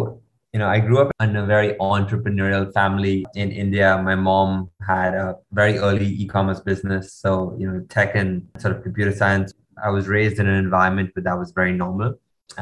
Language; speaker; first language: English; non-native, local second language; Hindi